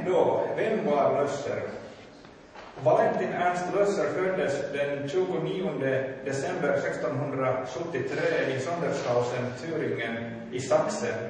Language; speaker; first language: Swedish; non-native, local second language; Finnish